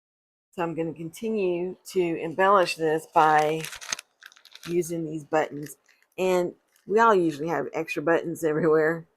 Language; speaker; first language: English; native; English